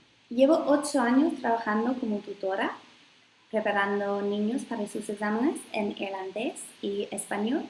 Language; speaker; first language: Spanish; non-native, fluent; English